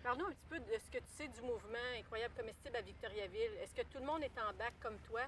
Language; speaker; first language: French; native; French